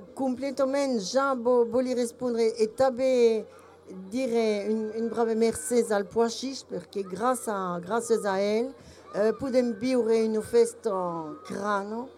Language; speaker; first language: French; native; French